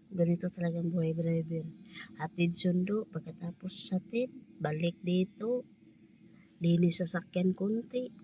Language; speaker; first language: Filipino; non-native, local second language; Cebuano